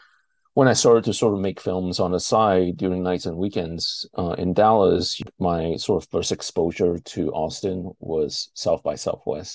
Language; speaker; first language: English; non-native, local second language; Chinese